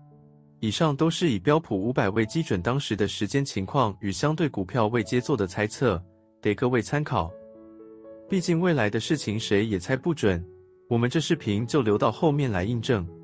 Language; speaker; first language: Chinese; native; Chinese